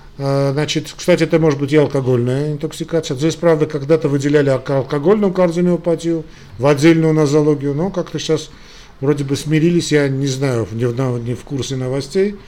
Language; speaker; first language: Russian; non-native, local second language; Armenian